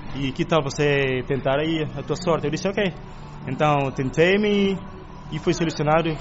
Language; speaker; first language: Portuguese; non-native, local second language; Kabuverdianu